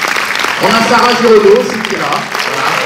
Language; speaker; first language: French; native; French